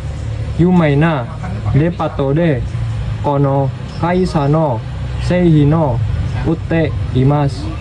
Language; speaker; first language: Japanese; non-native, learner; Indonesian